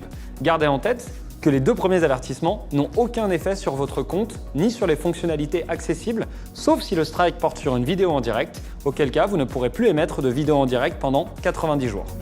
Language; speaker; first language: French; native; French